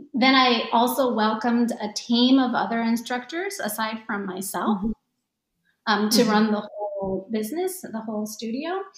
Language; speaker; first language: English; early bilingual, other home language; Japanese